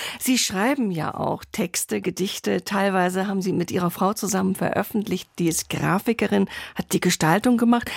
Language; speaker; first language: German; native; German